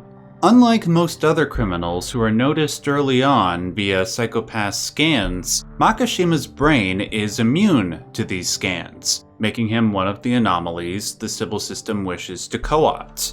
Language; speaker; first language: English; native; English